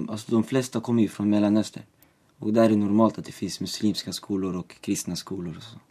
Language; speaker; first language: Swedish; early bilingual, other home language; Arabic